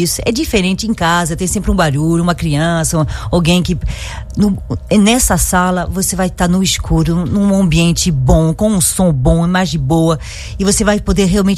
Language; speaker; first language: Portuguese; non-native, fluent; French